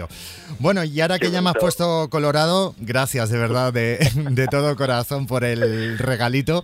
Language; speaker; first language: Spanish; native; Spanish